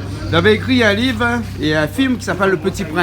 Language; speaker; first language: French; native; French